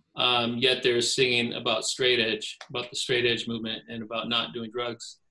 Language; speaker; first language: English; native; English